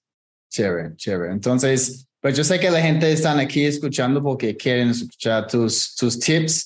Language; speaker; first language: Spanish; non-native, fluent; English